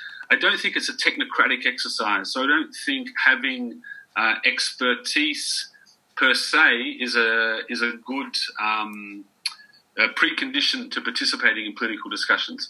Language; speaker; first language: English; native; English